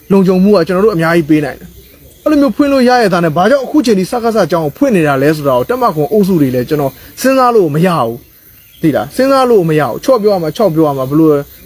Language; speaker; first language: Burmese; non-native, local second language; S'gaw Karen